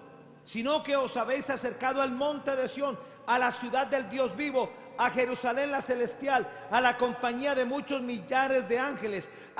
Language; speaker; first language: Spanish; native; Spanish